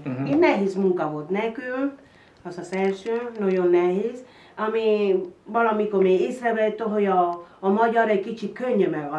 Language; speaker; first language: Hungarian; non-native, learner; Spanish